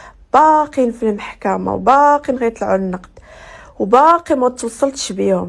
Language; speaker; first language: Arabic; native; Arabic